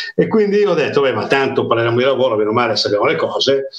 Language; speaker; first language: Italian; native; Italian